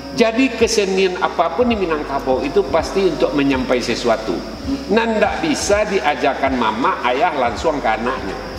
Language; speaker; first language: Malay; non-native, local second language; Minangkabau